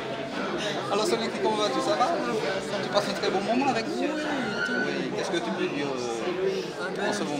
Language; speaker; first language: French; native; French